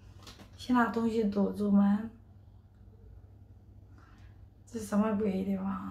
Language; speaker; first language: Chinese; native; Chinese